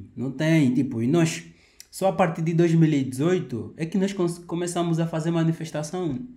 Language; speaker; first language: Portuguese; native; Portuguese